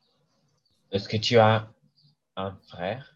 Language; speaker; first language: French; non-native, learner; English